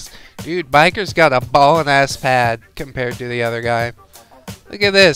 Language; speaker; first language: English; native; English